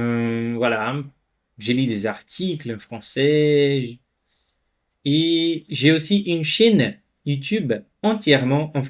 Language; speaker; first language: French; non-native, fluent; Portuguese